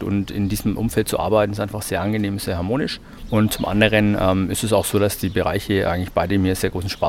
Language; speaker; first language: German; native; German